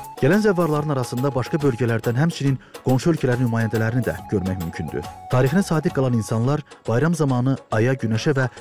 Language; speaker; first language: Azerbaijani; native; Azerbaijani